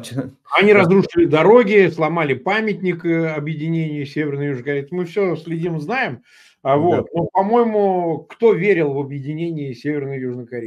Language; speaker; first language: Russian; native; Russian